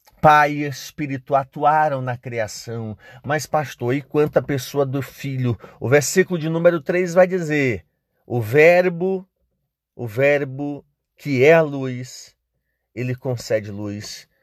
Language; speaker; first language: Portuguese; native; Portuguese